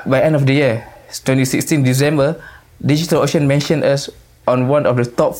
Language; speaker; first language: English; non-native, local second language; Malay